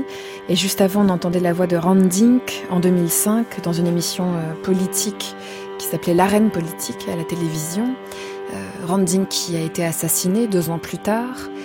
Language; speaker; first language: French; native; French